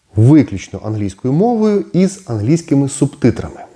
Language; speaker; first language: Ukrainian; non-native, local second language; Russian